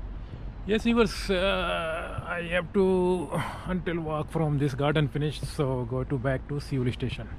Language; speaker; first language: English; non-native, learner; Urdu